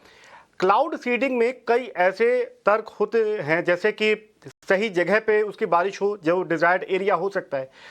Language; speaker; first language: Hindi; native; Hindi